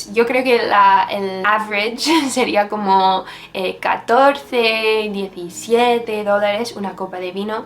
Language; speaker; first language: Spanish; non-native, fluent; English